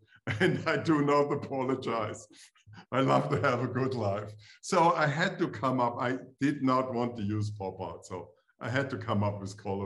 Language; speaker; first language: English; non-native, fluent; German